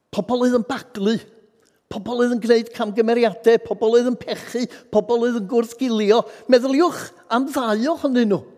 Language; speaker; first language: Welsh; native; Welsh